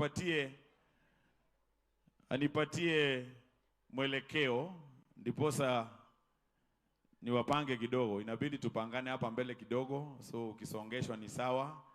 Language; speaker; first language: Swahili; non-native, local second language; Meru